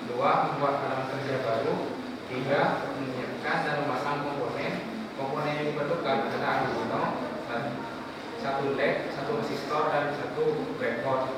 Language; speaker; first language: Indonesian; native; Indonesian